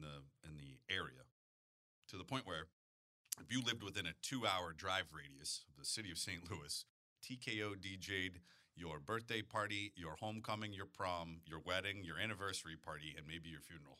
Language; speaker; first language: English; native; English